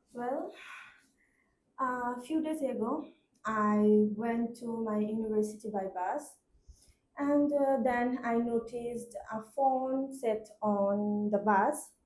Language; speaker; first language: English; non-native, learner; Bangla